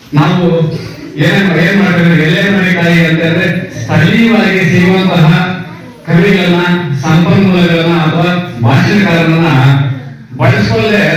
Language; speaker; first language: Kannada; non-native, local second language; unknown